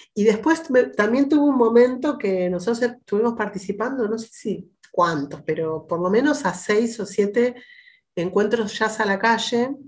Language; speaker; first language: Spanish; native; Spanish